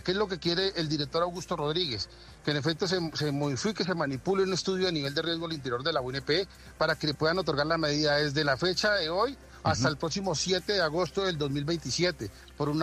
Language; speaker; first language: Spanish; native; Spanish